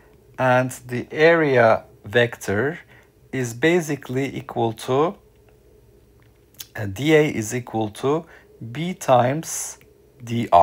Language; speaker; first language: English; non-native, fluent; Turkish